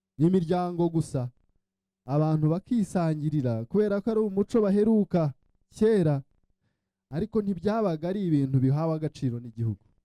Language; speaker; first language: Kinyarwanda; early bilingual, heritage; Kinyarwanda